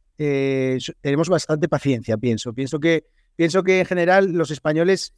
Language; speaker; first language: Spanish; native; Spanish